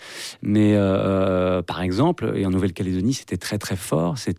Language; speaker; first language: French; native; French